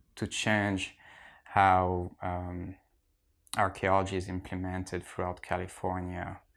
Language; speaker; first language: English; non-native, fluent; French